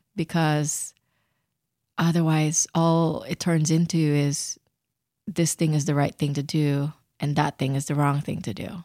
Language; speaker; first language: English; early bilingual, other home language; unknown